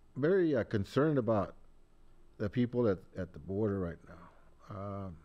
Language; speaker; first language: English; early bilingual, other home language; Spanish